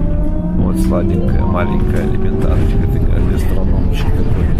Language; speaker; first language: Russian; native; Russian